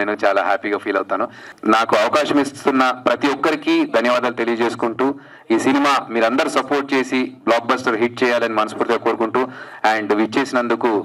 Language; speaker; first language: Telugu; native; Telugu